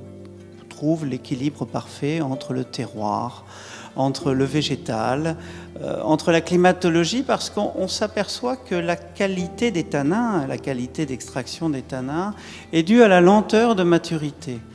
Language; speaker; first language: French; native; French